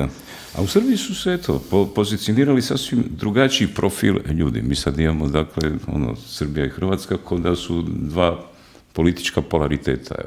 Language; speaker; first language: Croatian; native; Croatian